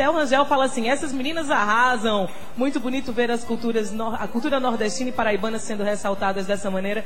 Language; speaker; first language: Portuguese; native; Portuguese